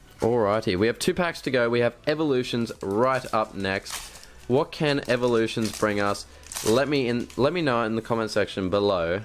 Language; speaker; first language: English; native; English